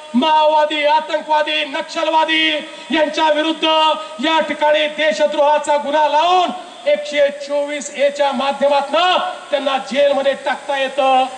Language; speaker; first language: Marathi; native; Marathi